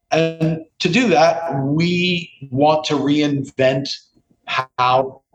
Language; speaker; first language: English; native; English